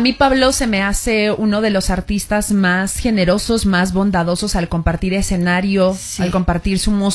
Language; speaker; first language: Spanish; native; Spanish